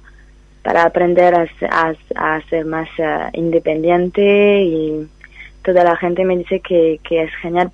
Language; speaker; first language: Spanish; non-native, fluent; French